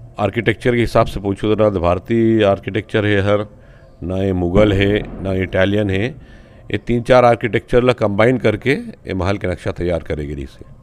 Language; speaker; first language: Hindi; native; Hindi